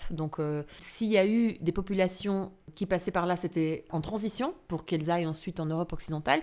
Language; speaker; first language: French; non-native, fluent; Albanian